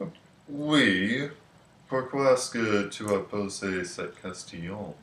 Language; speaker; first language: French; non-native, learner; English